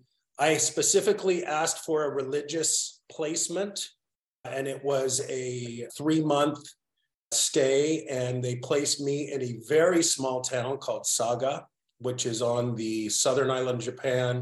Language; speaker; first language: English; native; English